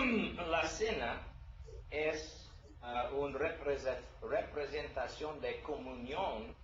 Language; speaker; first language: Spanish; non-native, learner; English